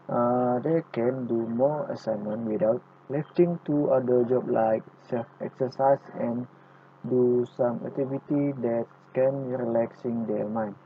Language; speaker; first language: English; non-native, local second language; Malay